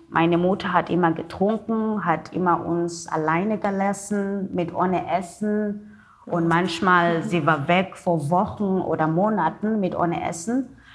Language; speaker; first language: German; non-native, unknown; Xhosa